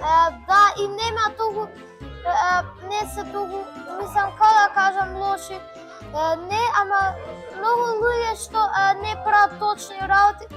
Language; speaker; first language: Macedonian; early bilingual, heritage; Macedonian